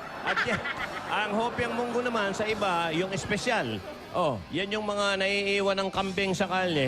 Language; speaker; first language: Filipino; native; Filipino